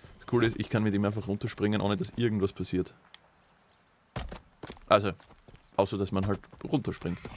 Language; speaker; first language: German; native; German